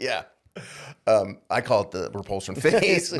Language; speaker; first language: English; native; English